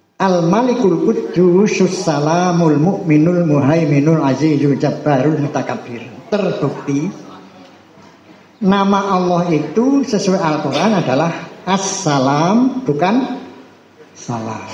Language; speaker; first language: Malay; non-native, local second language; Javanese